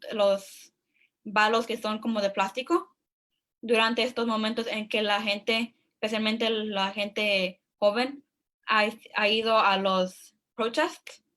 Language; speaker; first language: Spanish; early bilingual, heritage; Spanish